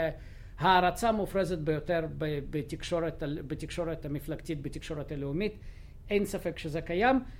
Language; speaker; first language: Hebrew; non-native, fluent; Russian